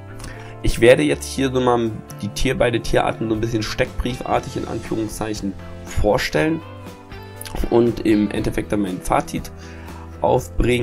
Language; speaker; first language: German; native; German